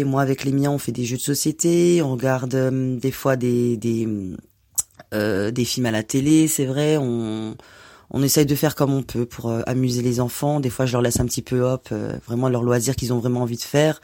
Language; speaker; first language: French; native; French